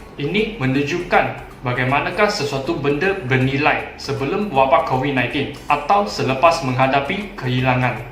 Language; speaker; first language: Malay; non-native, local second language; Chinese